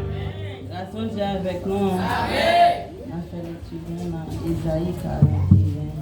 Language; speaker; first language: French; non-native, local second language; Haitian Creole